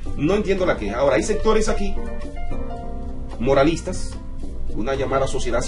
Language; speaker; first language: Spanish; native; Spanish